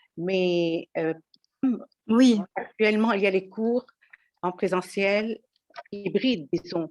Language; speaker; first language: French; non-native, local second language; Arabic